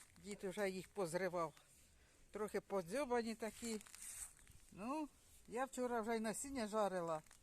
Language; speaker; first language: Ukrainian; native; Ukrainian